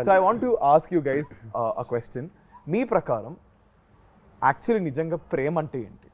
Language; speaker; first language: Telugu; native; Telugu